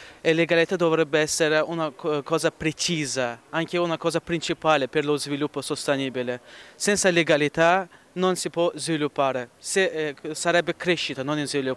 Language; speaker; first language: Italian; non-native, learner; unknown